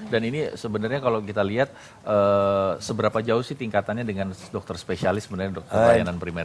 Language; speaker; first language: Indonesian; native; Indonesian